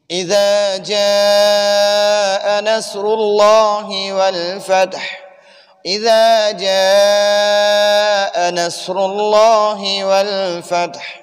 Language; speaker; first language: Urdu; non-native, local second language; Pashto